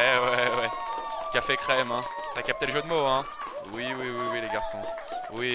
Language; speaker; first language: French; native; French